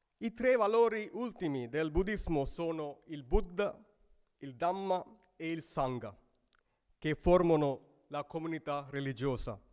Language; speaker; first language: Italian; non-native, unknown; Sinhala